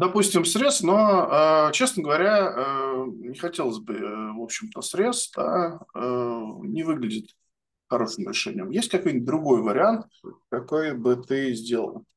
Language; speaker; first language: Russian; native; Russian